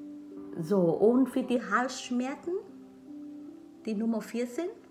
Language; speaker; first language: German; non-native, learner; Vietnamese